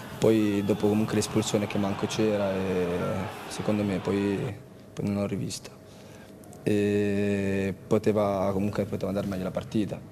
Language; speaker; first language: Italian; native; Italian